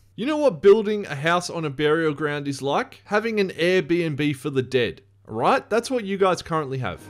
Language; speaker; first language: English; native; English